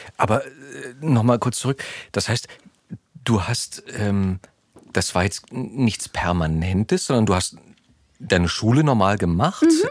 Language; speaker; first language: German; native; German